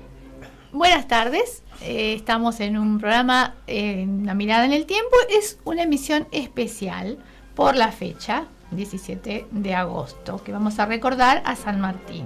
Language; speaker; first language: Spanish; native; Spanish